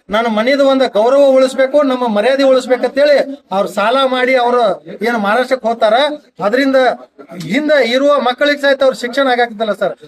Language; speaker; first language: Kannada; non-native, local second language; Lambadi